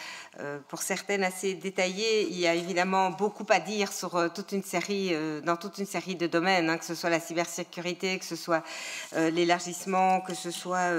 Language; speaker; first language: French; native; French